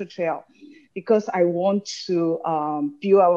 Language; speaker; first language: English; non-native, local second language; Cantonese